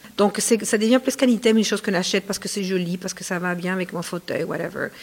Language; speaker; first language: French; non-native, fluent; Spanish